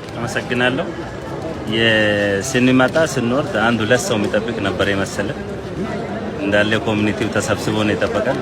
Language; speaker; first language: Amharic; non-native, local second language; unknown